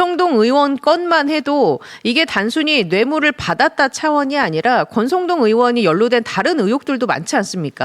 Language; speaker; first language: Korean; native; Korean